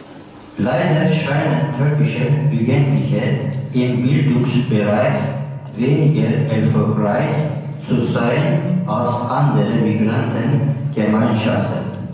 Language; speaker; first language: German; non-native, learner; Turkish